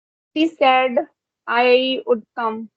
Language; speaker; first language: English; non-native, local second language; Hindi